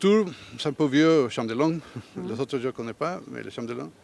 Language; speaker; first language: French; non-native, learner; Spanish